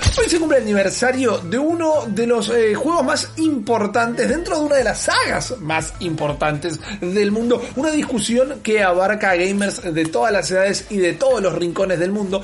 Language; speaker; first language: Spanish; native; Spanish